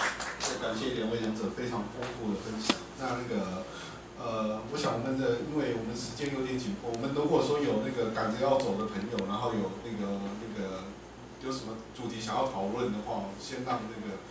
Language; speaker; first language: Chinese; native; Chinese